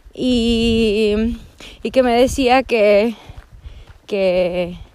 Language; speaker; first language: Spanish; native; Spanish